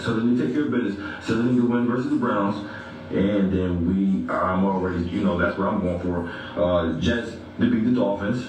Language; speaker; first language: English; native; English